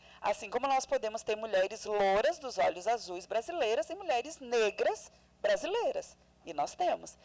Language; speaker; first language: Portuguese; non-native, local second language; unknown